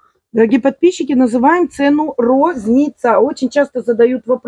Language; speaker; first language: Russian; native; Russian